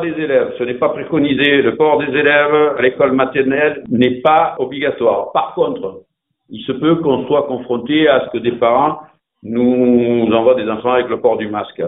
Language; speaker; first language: French; native; French